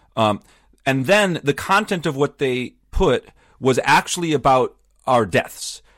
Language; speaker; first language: English; native; English